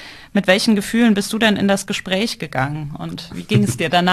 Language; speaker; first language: German; native; German